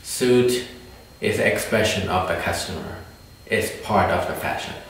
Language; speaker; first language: English; non-native, fluent; Thai